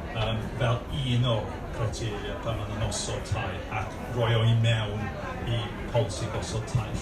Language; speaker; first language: Welsh; non-native, local second language; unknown